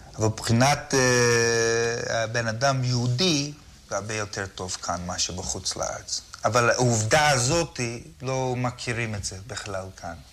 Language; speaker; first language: Hebrew; non-native, fluent; English